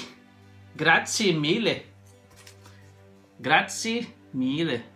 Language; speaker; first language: Italian; non-native, learner; Filipino